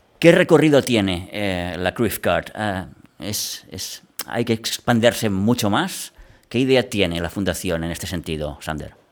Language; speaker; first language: Spanish; non-native, local second language; Catalan